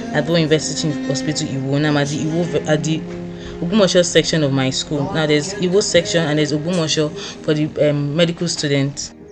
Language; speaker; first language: English; non-native, local second language; Yoruba